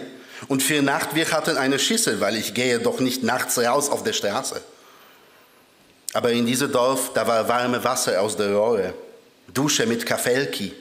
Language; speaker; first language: German; early bilingual, other home language; Polish